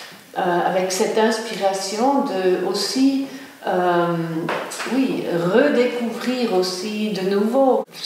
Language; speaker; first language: French; non-native, local second language; German